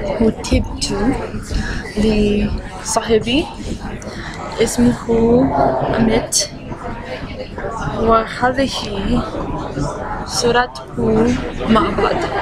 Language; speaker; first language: Arabic; non-native, learner; English